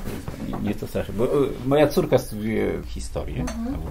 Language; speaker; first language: Polish; native; Polish